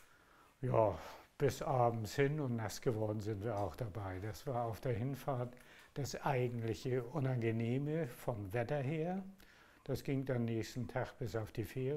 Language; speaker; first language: German; native; German